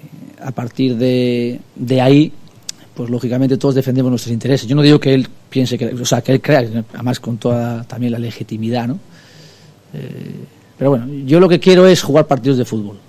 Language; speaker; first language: Spanish; native; Spanish